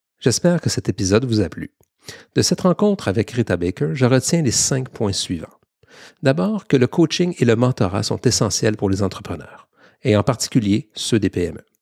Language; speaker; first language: French; native; French